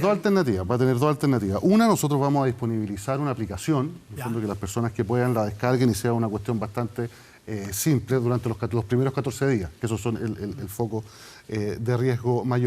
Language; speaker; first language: Spanish; native; Spanish